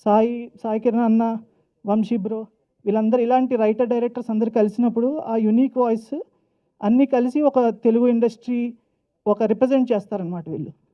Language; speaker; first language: Telugu; native; Telugu